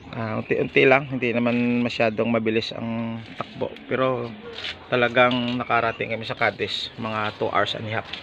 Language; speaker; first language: Filipino; non-native, local second language; Hiligaynon